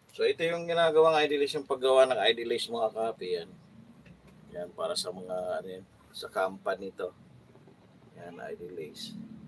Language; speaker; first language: Filipino; non-native, local second language; Cebuano